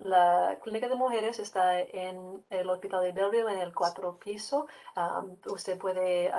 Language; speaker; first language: Spanish; non-native, fluent; English